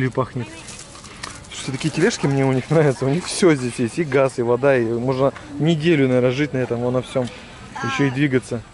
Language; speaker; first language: Russian; native; Russian